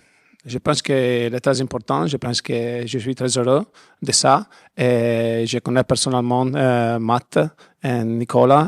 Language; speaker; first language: French; non-native, learner; Italian